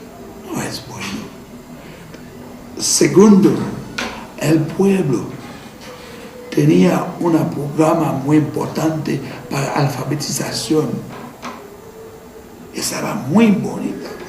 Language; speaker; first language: Spanish; non-native, fluent; Haitian Creole